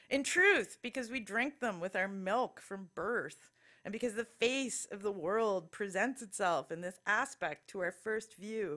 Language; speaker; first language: English; native; English